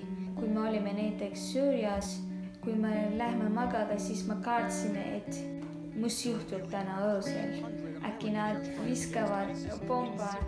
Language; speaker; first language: Estonian; non-native, learner; Arabic